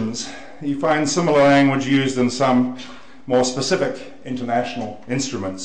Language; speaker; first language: English; native; English